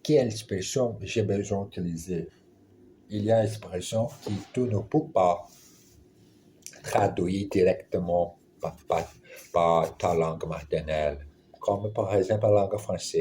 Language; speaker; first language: French; non-native, learner; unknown